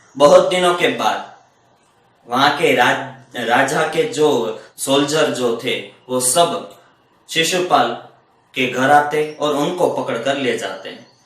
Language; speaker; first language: Hindi; non-native, local second language; Gujarati